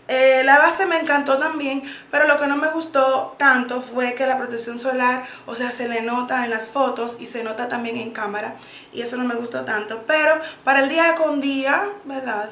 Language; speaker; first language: Spanish; native; Spanish